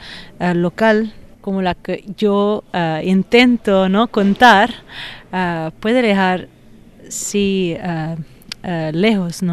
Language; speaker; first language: Spanish; non-native, fluent; Italian